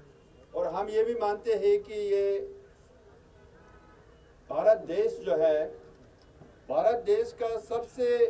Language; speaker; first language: Hindi; non-native, learner; Tibetan